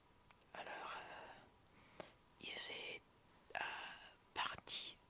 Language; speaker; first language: French; non-native, learner; English